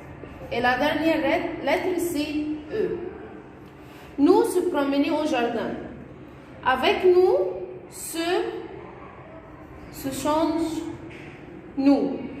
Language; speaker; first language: French; non-native, fluent; Arabic